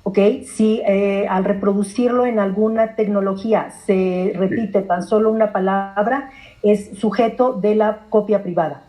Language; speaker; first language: Spanish; non-native, fluent; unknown